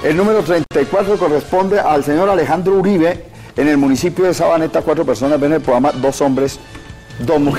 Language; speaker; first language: Spanish; native; Spanish